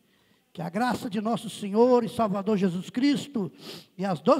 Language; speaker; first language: Portuguese; native; Portuguese